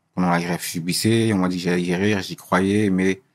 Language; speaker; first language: French; native; French